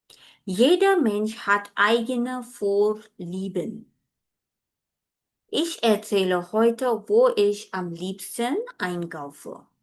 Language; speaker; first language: German; non-native, fluent; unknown